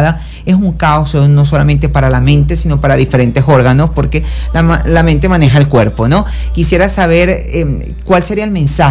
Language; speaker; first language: Spanish; native; Spanish